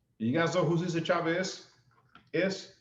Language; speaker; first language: English; native; English